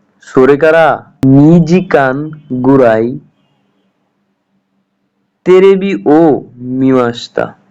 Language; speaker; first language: Japanese; non-native, learner; Bangla